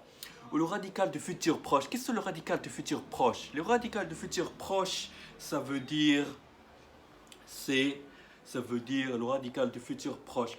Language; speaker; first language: French; non-native, learner; Arabic